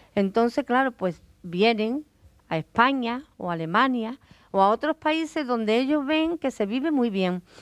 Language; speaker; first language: Spanish; native; Spanish